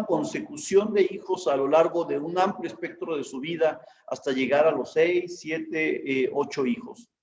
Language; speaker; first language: Spanish; native; Spanish